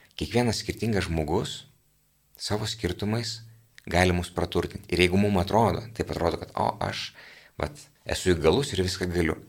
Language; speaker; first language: Lithuanian; native; Lithuanian